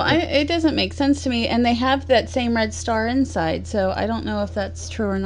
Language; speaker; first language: English; native; English